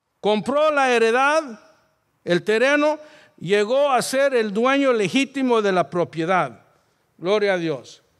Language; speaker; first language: Spanish; early bilingual, heritage; Spanish